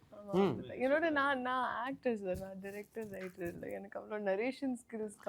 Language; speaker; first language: Tamil; non-native, learner; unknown